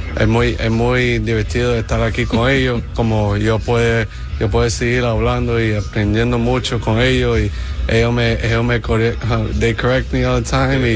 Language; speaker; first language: Spanish; early bilingual, heritage; English